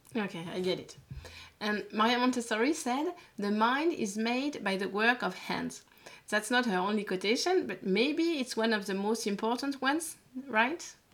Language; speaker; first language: English; non-native, learner; French